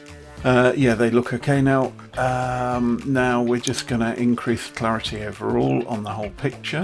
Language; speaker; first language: English; native; English